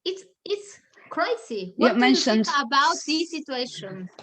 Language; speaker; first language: English; non-native, learner; German